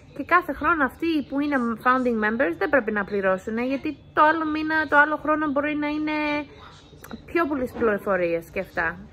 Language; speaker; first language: Greek; early bilingual, heritage; English